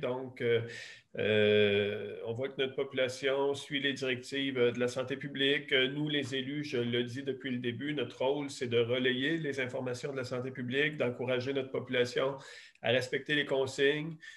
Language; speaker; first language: French; native; French